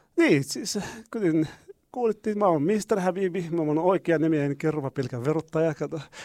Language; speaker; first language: Finnish; non-native, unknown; Arabic